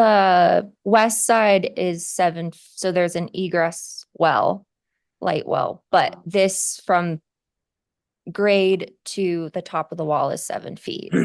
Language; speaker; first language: English; native; English